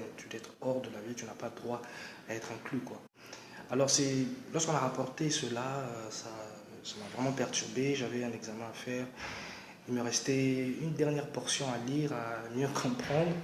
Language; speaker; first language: French; non-native, local second language; Lingala